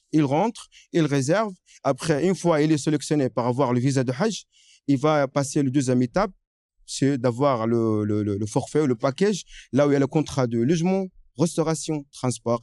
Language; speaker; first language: French; non-native, fluent; Arabic